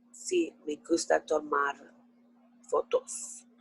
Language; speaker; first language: Spanish; non-native, learner; English